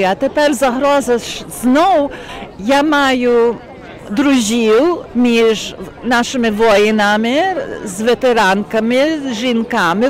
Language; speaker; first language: Ukrainian; early bilingual, heritage; Ukrainian